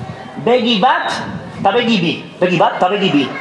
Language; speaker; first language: Basque; native; Basque